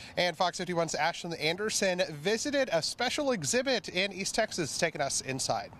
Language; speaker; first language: English; native; English